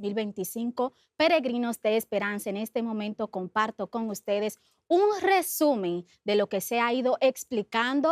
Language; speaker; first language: Spanish; native; Spanish